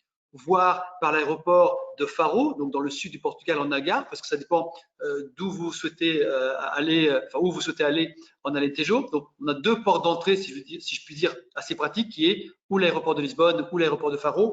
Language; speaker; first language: French; native; French